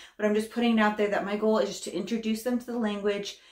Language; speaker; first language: English; native; English